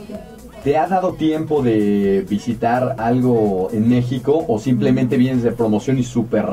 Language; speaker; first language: Spanish; native; Spanish